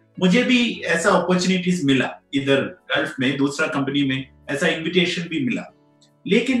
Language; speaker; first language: Hindi; non-native, local second language; Malayalam